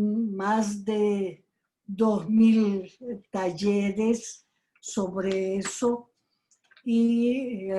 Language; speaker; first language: Spanish; non-native, fluent; Portuguese